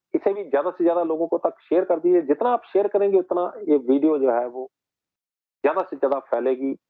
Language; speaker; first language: Hindi; non-native, local second language; Punjabi